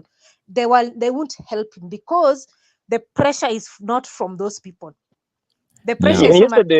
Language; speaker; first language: English; non-native, local second language; Swahili